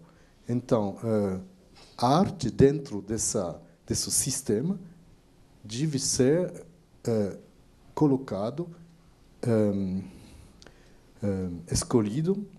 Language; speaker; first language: Portuguese; non-native, fluent; French